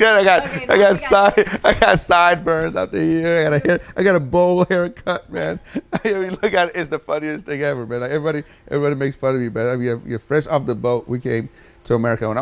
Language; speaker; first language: English; early bilingual, other home language; Persian